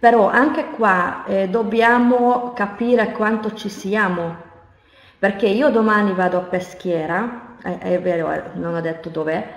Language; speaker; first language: Italian; non-native, fluent; Hungarian